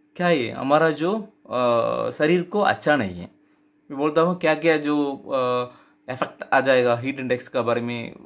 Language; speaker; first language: Hindi; non-native, local second language; Tamil